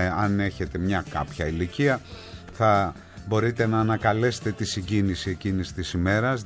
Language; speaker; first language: Greek; native; Greek